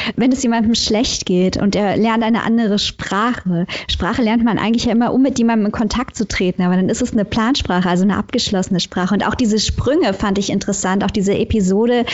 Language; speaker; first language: German; native; German